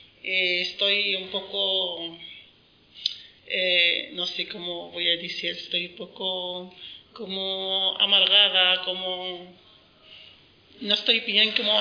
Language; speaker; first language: Spanish; non-native, learner; Arabic